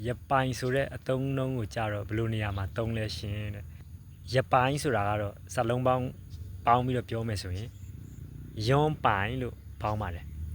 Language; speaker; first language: Burmese; non-native, local second language; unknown